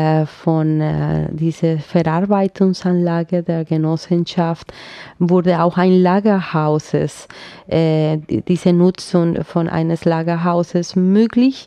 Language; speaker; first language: German; non-native, fluent; Spanish